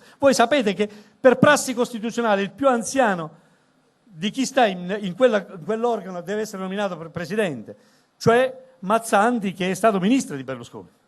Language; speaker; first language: Italian; native; Italian